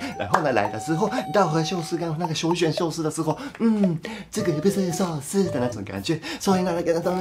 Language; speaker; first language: Chinese; non-native, fluent; Japanese